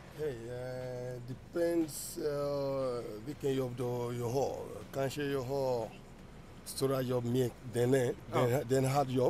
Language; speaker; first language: Swedish; non-native, learner; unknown